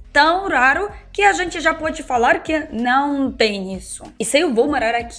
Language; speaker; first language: Portuguese; non-native, fluent; Russian